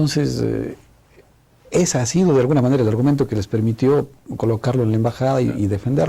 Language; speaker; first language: Spanish; native; Spanish